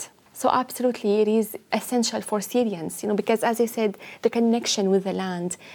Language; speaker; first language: English; non-native, fluent; Arabic